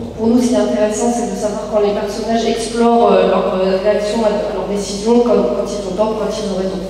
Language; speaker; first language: French; native; French